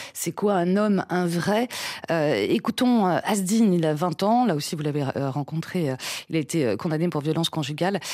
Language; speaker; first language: French; native; French